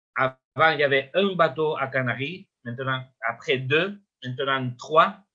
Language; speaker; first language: French; non-native, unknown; Spanish